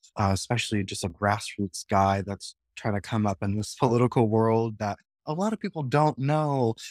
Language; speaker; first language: English; native; English